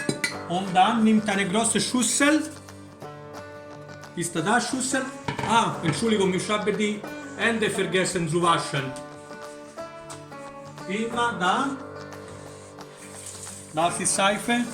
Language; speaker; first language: German; non-native, learner; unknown